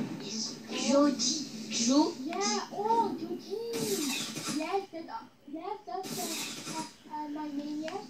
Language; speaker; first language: English; non-native, learner; Spanish